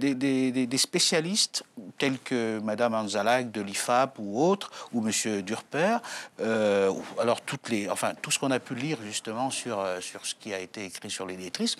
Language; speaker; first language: French; native; French